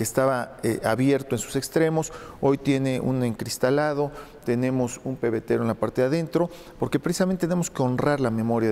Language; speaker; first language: Spanish; native; Spanish